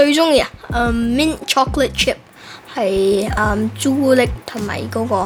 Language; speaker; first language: Cantonese; early bilingual, heritage; Cantonese